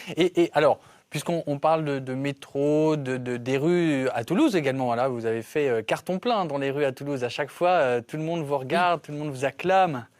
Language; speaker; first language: French; native; French